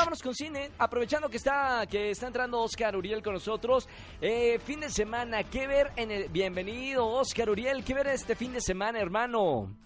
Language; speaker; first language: Spanish; native; Spanish